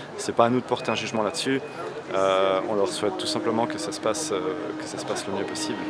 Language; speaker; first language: French; native; French